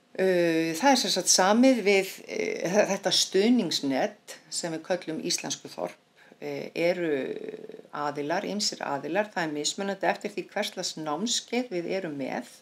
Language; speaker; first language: Icelandic; native; Icelandic